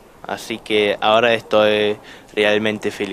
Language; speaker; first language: Spanish; non-native, fluent; German